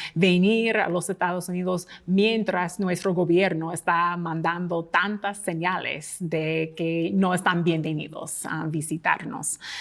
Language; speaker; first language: Spanish; non-native, fluent; English